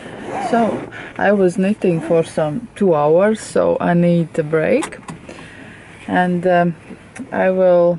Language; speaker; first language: English; non-native, fluent; Latvian